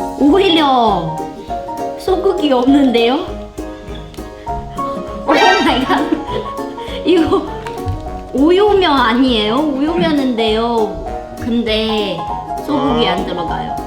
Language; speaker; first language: Korean; non-native, learner; Chinese